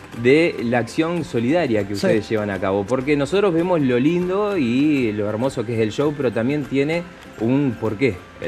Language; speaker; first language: Spanish; native; Spanish